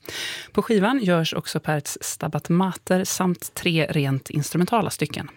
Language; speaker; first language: Swedish; native; Swedish